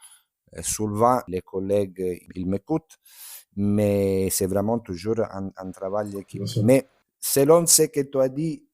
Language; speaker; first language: French; non-native, fluent; Italian